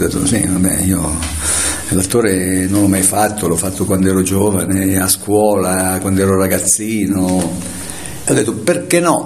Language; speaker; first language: Italian; native; Italian